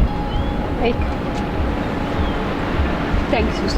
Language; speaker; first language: English; non-native, learner; Italian